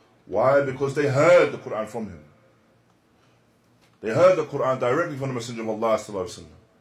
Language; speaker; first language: English; native; English